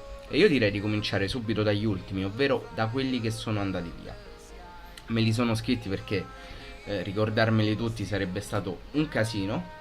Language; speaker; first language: Italian; native; Italian